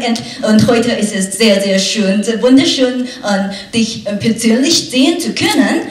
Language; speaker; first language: German; non-native, fluent; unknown